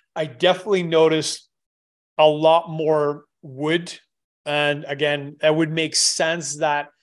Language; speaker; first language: English; native; English